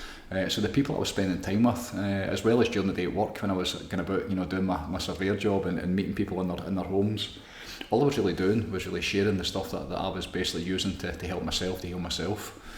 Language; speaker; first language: English; native; English